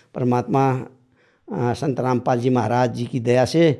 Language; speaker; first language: Hindi; native; Hindi